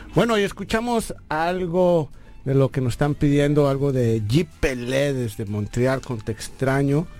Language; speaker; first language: Spanish; native; Spanish